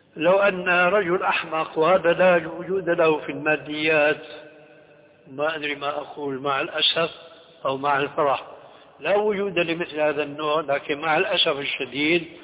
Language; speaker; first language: Arabic; early bilingual, other home language; Albanian